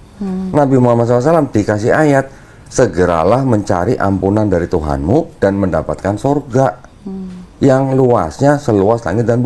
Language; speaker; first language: Indonesian; native; Indonesian